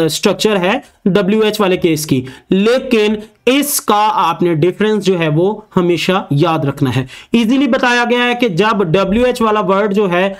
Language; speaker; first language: Urdu; native; Urdu